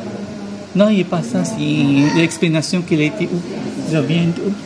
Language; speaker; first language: French; non-native, learner; Filipino